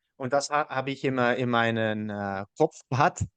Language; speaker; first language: German; non-native, learner; Dutch